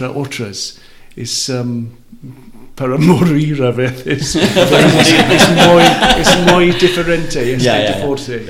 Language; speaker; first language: Spanish; non-native, learner; Welsh